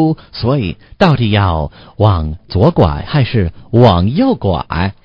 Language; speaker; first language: Chinese; non-native, learner; English